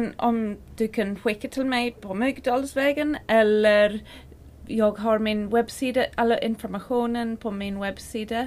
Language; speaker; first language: Swedish; non-native, learner; English